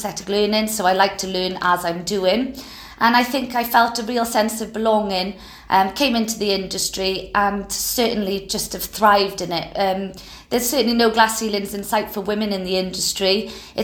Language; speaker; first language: English; native; English